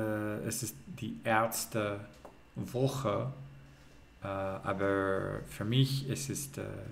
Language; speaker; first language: German; non-native, learner; English